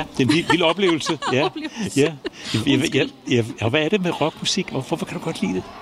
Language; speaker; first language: Danish; native; Danish